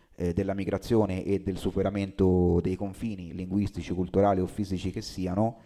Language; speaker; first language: Italian; native; Italian